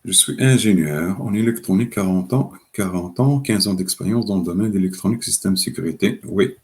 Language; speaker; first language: French; non-native, local second language; Arabic